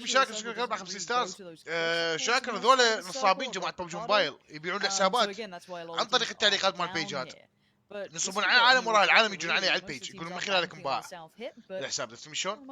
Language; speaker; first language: Arabic; native; Arabic